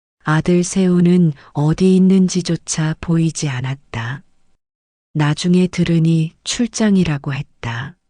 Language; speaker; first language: Korean; native; Korean